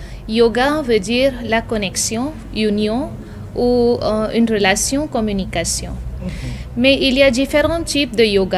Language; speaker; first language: French; non-native, fluent; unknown